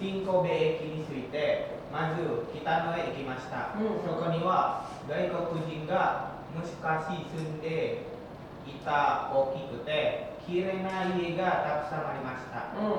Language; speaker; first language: Japanese; non-native, learner; Indonesian